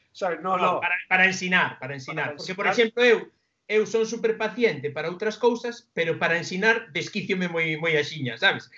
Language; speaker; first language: Galician; non-native, local second language; Spanish